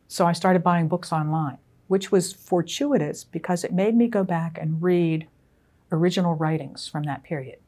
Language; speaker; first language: English; native; English